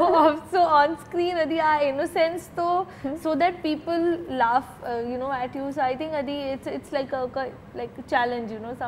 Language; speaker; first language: Telugu; non-native, learner; Hindi